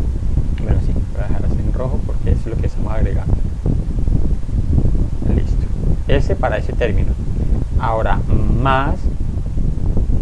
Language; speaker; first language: Spanish; native; Spanish